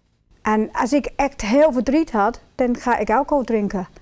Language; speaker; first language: Dutch; non-native, fluent; English